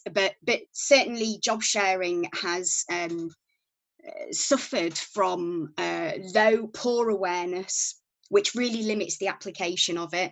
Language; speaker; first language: English; native; English